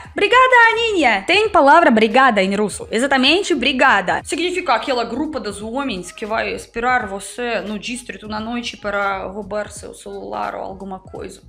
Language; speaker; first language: Portuguese; non-native, learner; Russian